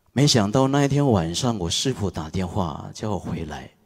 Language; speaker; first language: Chinese; non-native, fluent; Indonesian